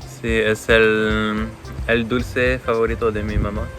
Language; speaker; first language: Spanish; non-native, fluent; French